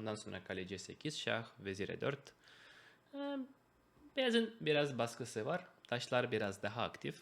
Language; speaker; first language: Turkish; non-native, fluent; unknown